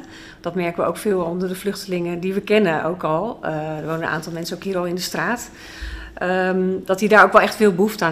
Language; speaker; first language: Dutch; native; Dutch